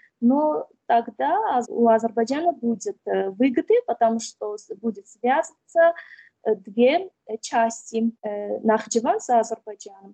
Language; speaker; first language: Russian; non-native, fluent; Armenian